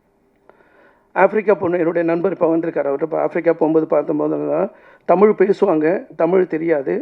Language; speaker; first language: Tamil; native; Tamil